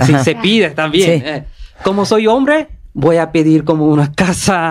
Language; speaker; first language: Spanish; non-native, learner; Bangla